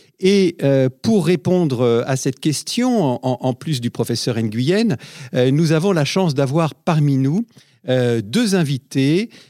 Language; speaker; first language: French; native; French